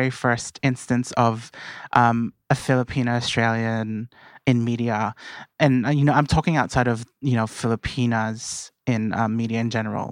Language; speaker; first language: English; native; English